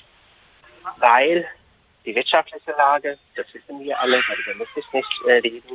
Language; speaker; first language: German; non-native, fluent; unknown